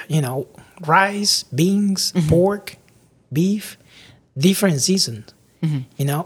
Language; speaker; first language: English; non-native, fluent; Spanish